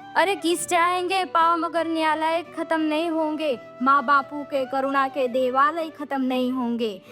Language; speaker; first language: Hindi; non-native, local second language; Gujarati